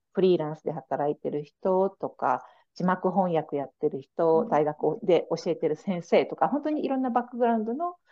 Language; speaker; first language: Japanese; native; Japanese